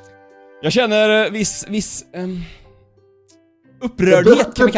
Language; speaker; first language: Swedish; native; Swedish